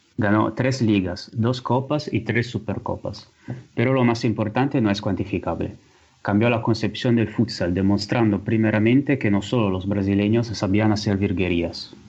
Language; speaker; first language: Spanish; non-native, fluent; Italian